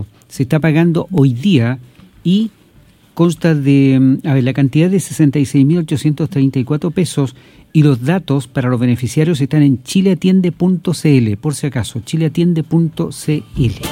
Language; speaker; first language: Spanish; native; Spanish